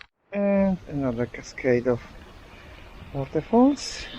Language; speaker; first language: English; non-native, fluent; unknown